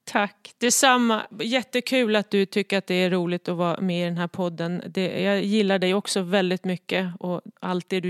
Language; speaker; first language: Swedish; native; Swedish